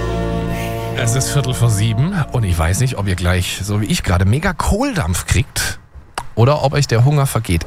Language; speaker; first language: German; native; German